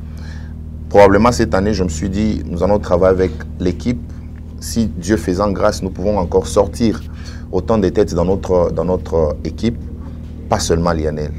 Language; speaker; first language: French; non-native, local second language; Swahili